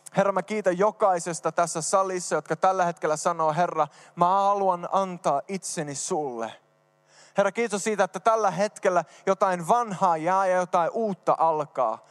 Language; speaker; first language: Finnish; early bilingual, heritage; Finnish